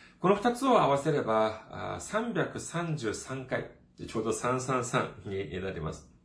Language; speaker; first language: Japanese; non-native, fluent; Korean